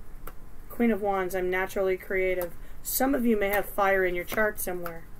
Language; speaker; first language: English; native; English